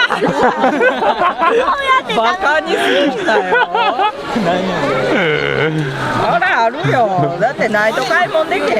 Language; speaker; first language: Japanese; native; Japanese